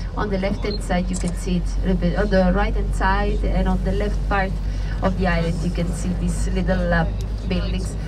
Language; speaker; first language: English; non-native, fluent; Italian